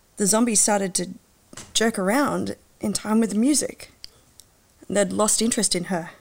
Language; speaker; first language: English; native; English